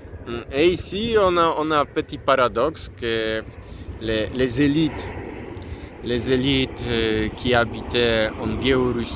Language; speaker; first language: French; non-native, learner; Polish